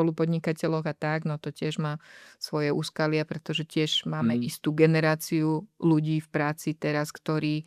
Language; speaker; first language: Slovak; native; Slovak